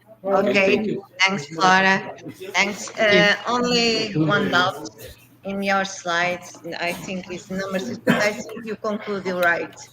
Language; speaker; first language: English; non-native, fluent; Portuguese